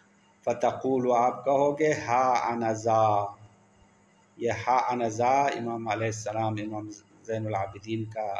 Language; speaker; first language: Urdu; non-native, local second language; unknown